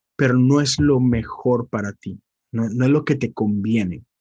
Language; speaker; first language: Spanish; native; Spanish